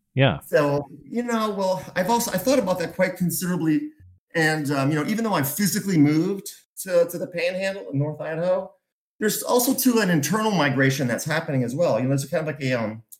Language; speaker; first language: English; native; English